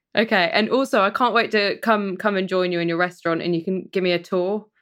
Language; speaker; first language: English; early bilingual, other home language; Persian